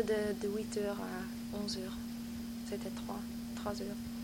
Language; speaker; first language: French; non-native, learner; Dutch